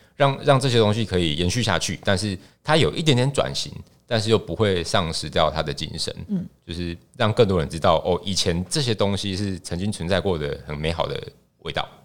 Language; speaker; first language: Chinese; native; Chinese